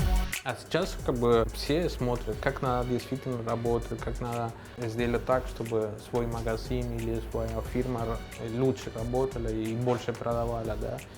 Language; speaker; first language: Russian; non-native, fluent; Spanish